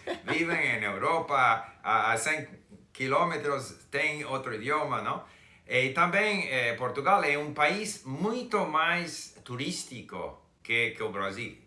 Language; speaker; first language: Portuguese; non-native, fluent; English